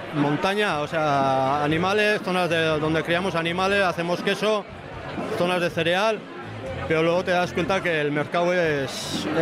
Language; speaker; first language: Spanish; native; Spanish